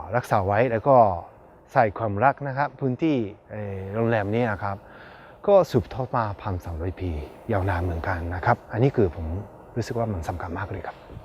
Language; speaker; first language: Thai; non-native, fluent; Japanese